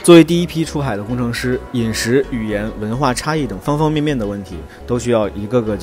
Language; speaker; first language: Chinese; native; Chinese